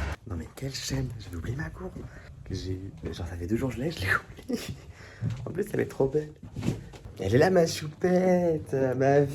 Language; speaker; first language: French; native; French